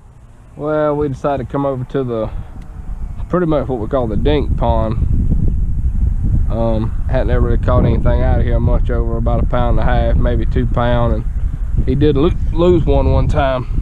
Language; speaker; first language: English; native; English